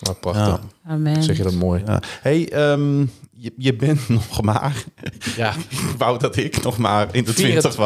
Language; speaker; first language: Dutch; native; Dutch